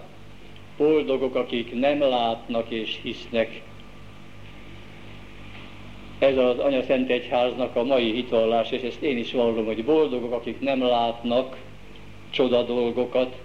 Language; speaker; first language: Hungarian; native; Hungarian